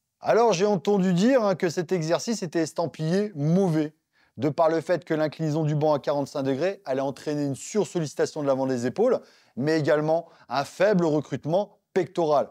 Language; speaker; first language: French; native; French